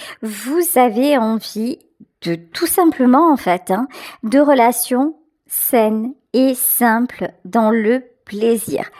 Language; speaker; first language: French; native; French